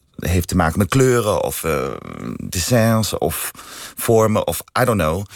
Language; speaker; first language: Dutch; non-native, fluent; Danish